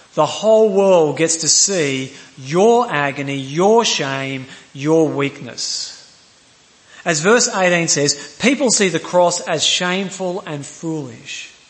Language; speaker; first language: English; native; English